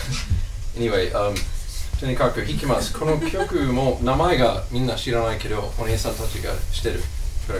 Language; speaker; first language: Japanese; non-native, fluent; English